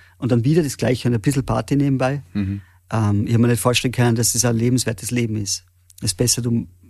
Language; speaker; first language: German; native; German